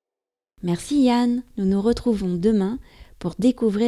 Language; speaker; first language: French; native; French